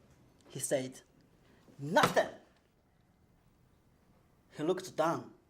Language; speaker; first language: English; non-native, learner; Chinese